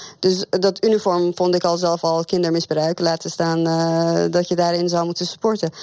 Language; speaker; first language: Dutch; non-native, fluent; Persian